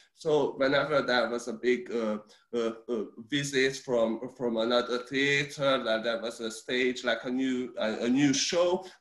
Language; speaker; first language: English; early bilingual, other home language; Hungarian